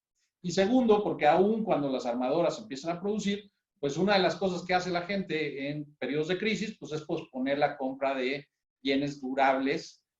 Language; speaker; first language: Spanish; native; Spanish